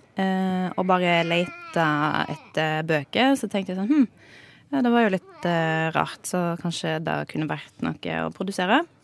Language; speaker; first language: Norwegian; native; Norwegian